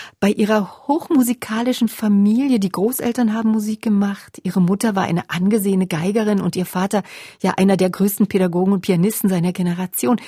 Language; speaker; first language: German; native; German